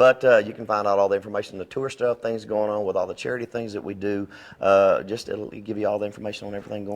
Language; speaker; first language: English; native; English